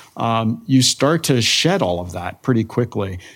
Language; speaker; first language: English; native; English